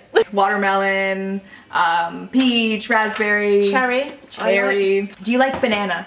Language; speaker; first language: English; native; English